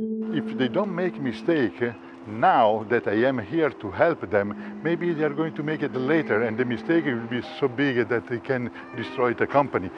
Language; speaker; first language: English; non-native, fluent; Italian